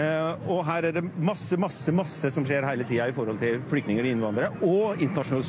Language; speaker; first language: Norwegian; native; Norwegian